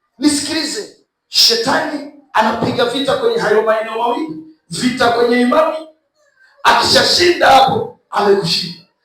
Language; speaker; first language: Swahili; native; Swahili